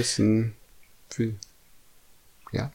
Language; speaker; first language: German; non-native, fluent; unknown